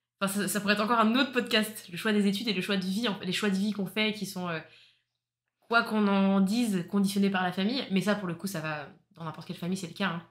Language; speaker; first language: French; native; French